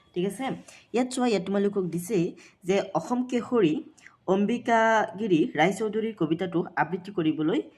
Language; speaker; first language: Assamese; native; Assamese